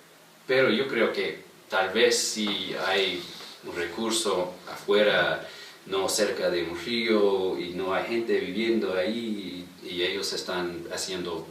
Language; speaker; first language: Spanish; non-native, fluent; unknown